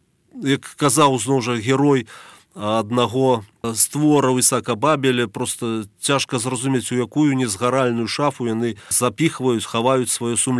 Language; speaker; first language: Belarusian; native; Belarusian